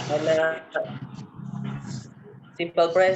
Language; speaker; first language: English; non-native, learner; Indonesian